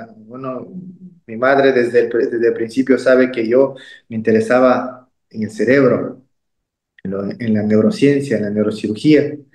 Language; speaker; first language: Spanish; native; Spanish